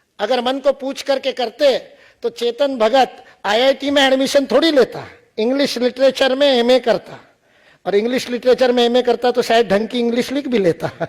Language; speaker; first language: Hindi; non-native, local second language; Marathi